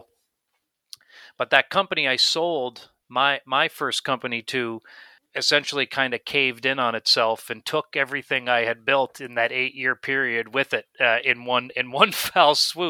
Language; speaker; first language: English; native; English